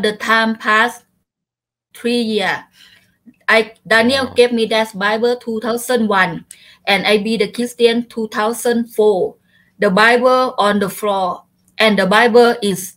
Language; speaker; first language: English; non-native, learner; Thai